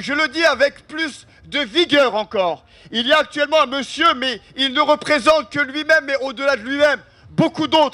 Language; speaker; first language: French; native; French